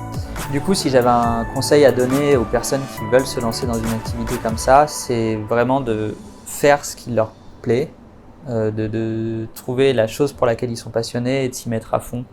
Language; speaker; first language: French; native; French